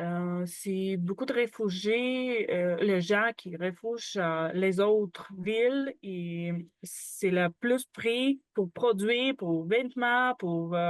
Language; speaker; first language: French; non-native, learner; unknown